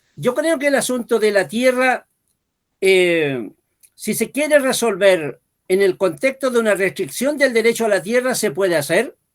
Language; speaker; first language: Spanish; non-native, local second language; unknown